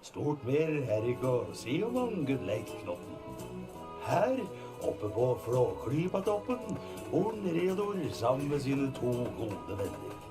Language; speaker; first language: Norwegian; native; Norwegian